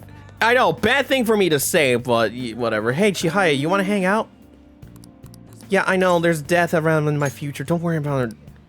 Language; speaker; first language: English; native; English